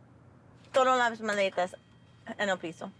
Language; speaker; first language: Spanish; non-native, learner; English